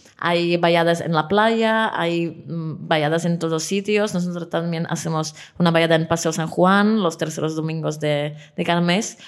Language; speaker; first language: Spanish; non-native, fluent; Czech